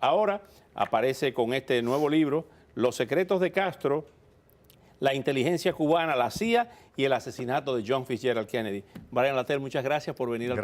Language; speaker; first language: Spanish; native; Spanish